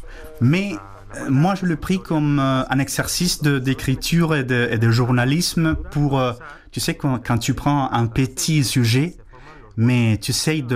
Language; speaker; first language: French; non-native, fluent; Spanish